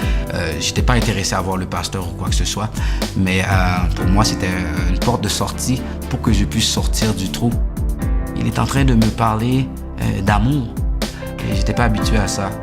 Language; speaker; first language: French; early bilingual, other home language; Haitian Creole